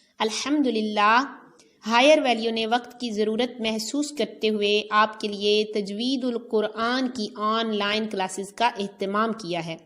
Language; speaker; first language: Urdu; native; Urdu